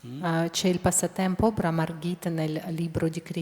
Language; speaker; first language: Italian; non-native, fluent; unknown